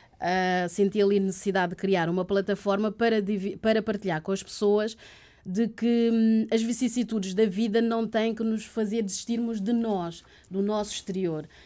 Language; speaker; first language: Portuguese; early bilingual, other home language; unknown